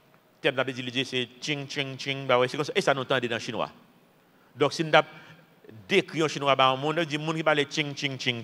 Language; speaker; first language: French; non-native, local second language; Haitian Creole